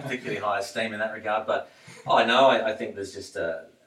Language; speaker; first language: English; native; English